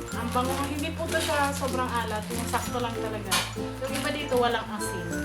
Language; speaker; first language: Filipino; non-native, local second language; Bikol